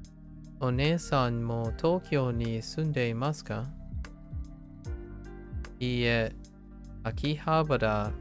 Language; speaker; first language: Japanese; non-native, learner; English